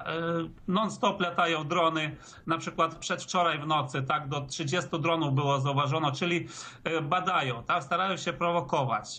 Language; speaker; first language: Polish; early bilingual, heritage; Polish